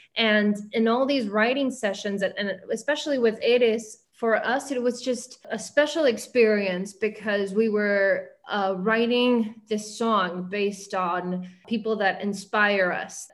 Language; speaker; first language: English; early bilingual, heritage; Spanish